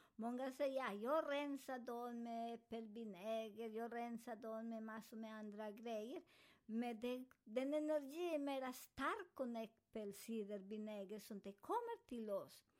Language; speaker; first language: Swedish; non-native, fluent; Spanish